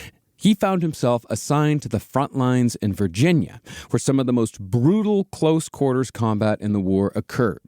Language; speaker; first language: English; native; English